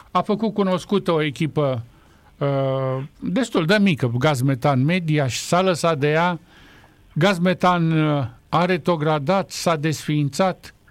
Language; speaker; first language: Romanian; native; Romanian